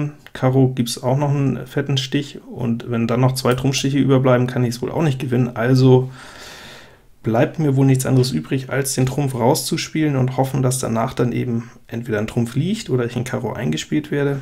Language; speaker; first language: German; native; German